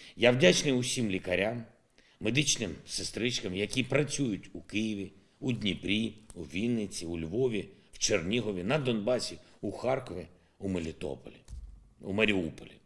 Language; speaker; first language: Ukrainian; non-native, local second language; Russian